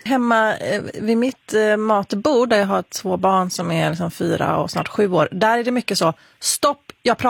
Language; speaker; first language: Swedish; native; Swedish